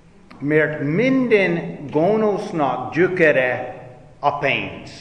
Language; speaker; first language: Hungarian; non-native, fluent; English